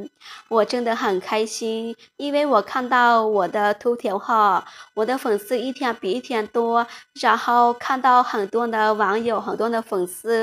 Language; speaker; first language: Chinese; non-native, fluent; Lao